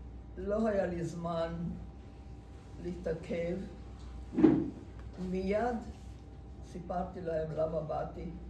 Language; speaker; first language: Hebrew; non-native, fluent; Hungarian